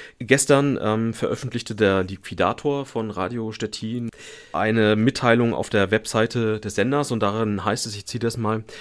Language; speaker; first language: German; native; German